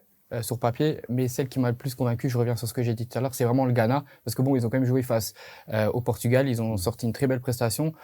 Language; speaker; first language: French; native; French